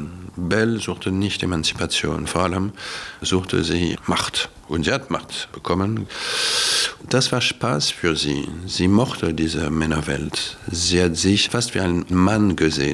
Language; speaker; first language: German; non-native, fluent; French